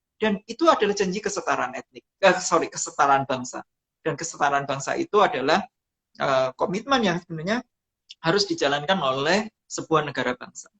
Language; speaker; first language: Indonesian; non-native, local second language; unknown